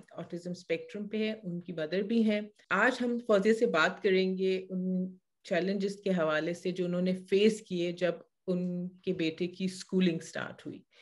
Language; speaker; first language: Urdu; native; Urdu